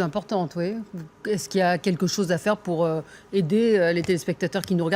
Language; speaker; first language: French; native; French